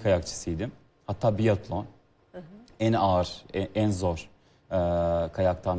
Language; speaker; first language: Turkish; non-native, fluent; Serbian